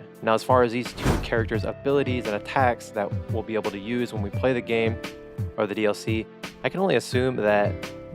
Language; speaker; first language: English; native; English